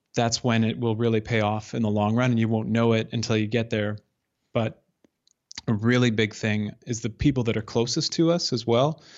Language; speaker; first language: English; native; English